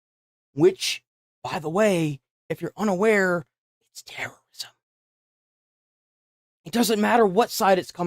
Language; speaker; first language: English; native; English